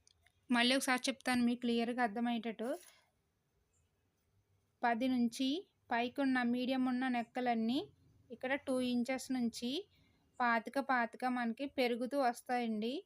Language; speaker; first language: Telugu; native; Telugu